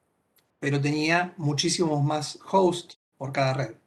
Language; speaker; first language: Spanish; native; Spanish